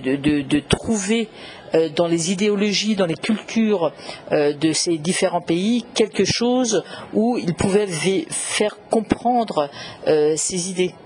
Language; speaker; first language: French; native; French